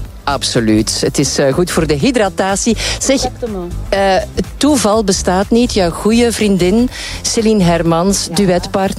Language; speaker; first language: Dutch; native; Dutch